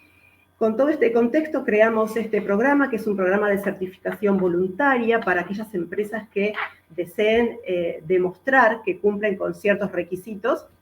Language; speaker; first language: Spanish; native; Spanish